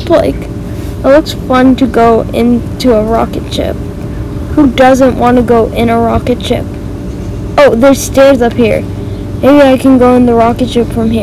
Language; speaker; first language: English; native; English